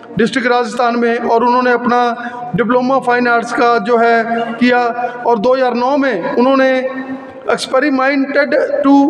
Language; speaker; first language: Hindi; non-native, local second language; Punjabi